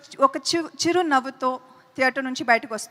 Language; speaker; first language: Telugu; non-native, fluent; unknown